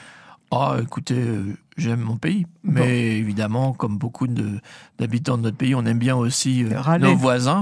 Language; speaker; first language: French; native; French